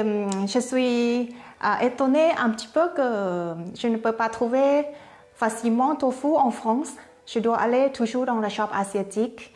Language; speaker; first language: French; non-native, learner; Thai